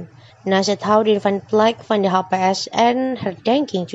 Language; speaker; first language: Dutch; non-native, fluent; Indonesian